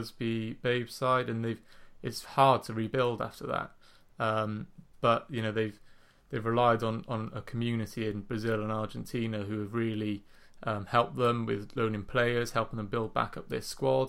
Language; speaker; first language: English; native; English